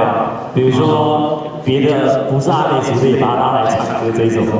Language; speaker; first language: Chinese; native; Chinese